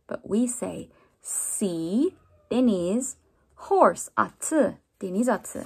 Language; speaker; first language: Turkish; non-native, learner; English